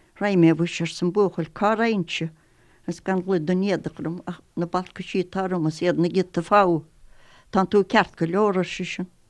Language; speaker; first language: Irish; native; Irish